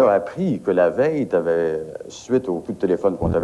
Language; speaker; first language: French; native; French